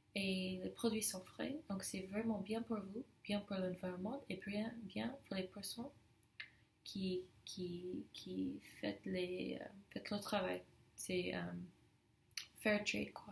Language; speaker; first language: French; non-native, learner; English